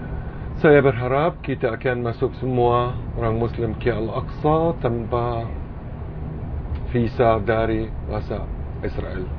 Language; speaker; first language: Indonesian; non-native, fluent; Arabic